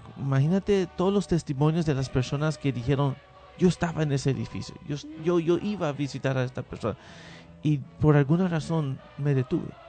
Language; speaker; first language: Spanish; early bilingual, heritage; Spanish